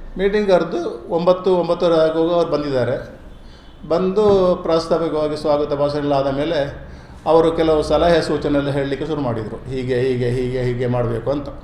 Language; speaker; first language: Kannada; non-native, local second language; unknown